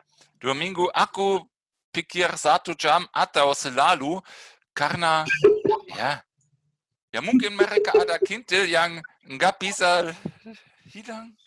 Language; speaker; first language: Indonesian; non-native, fluent; German